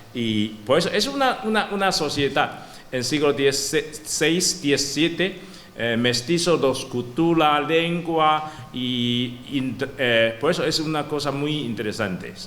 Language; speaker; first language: Spanish; non-native, learner; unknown